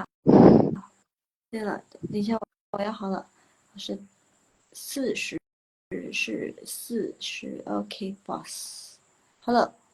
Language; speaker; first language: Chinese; non-native, fluent; Indonesian